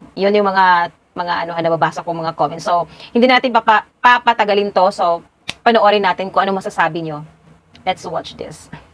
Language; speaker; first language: Filipino; non-native, local second language; Cebuano